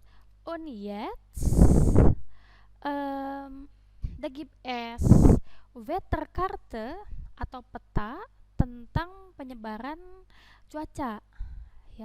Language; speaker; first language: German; non-native, fluent; Indonesian